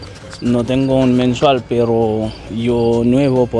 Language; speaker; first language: Spanish; non-native, learner; Haitian Creole